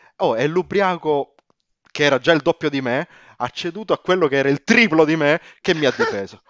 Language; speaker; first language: Italian; native; Italian